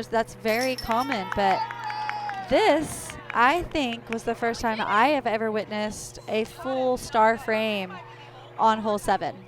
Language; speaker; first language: English; native; English